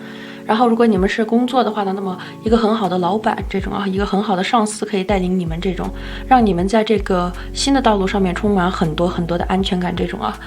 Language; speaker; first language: Chinese; native; Chinese